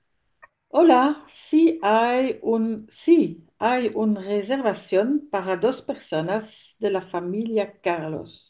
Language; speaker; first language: Spanish; non-native, learner; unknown